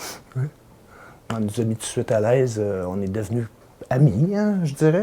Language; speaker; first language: French; native; French